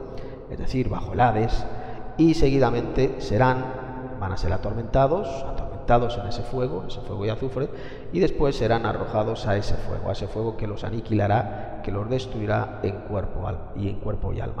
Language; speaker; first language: Spanish; native; Spanish